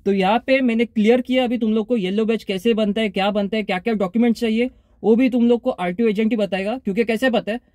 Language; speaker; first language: Hindi; non-native, local second language; Marathi